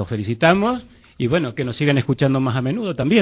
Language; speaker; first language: Spanish; native; Spanish